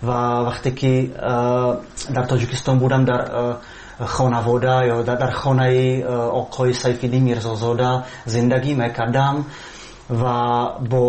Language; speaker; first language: Tajik; non-native, fluent; Czech